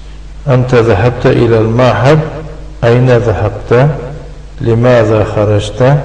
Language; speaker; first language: Arabic; non-native, fluent; Tajik